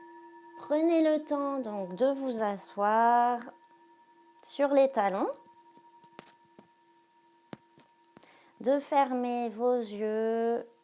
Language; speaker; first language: French; native; French